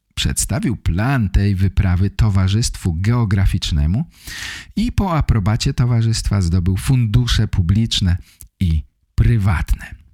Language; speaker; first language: Polish; native; Polish